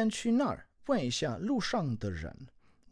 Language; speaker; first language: Chinese; non-native, learner; English